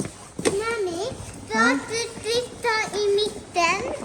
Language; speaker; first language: Swedish; early bilingual, other home language; Mongolian